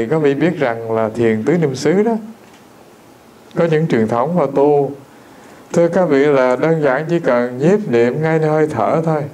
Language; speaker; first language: Vietnamese; native; Vietnamese